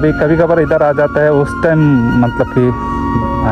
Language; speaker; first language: Hindi; non-native, learner; Bangla